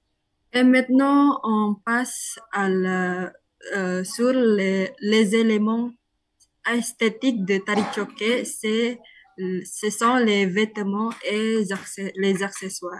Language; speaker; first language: French; non-native, learner; Indonesian